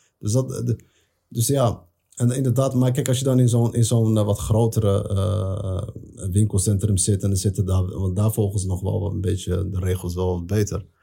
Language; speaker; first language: Dutch; early bilingual, other home language; Arabic